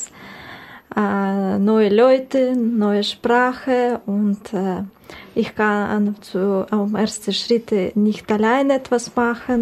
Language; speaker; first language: German; non-native, learner; Russian